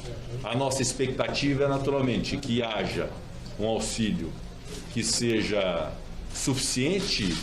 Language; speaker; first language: Portuguese; native; Portuguese